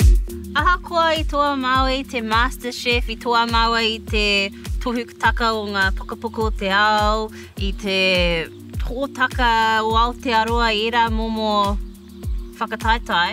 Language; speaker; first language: Māori; non-native, local second language; English